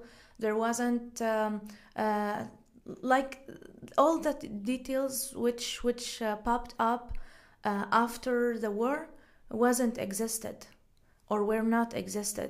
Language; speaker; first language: English; non-native, fluent; Arabic